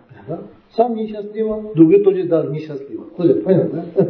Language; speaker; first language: Russian; non-native, learner; Tibetan